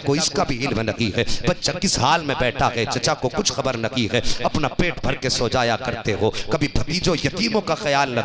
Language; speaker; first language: Urdu; native; Urdu